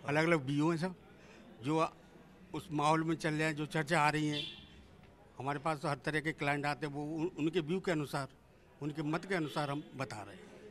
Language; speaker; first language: Hindi; native; Hindi